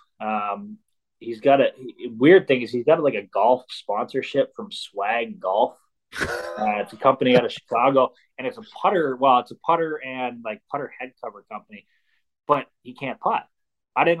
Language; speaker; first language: English; native; English